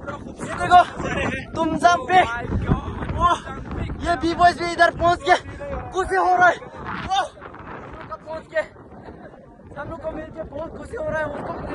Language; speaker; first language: Hindi; non-native, local second language; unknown